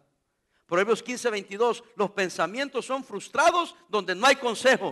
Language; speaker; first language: Spanish; native; Spanish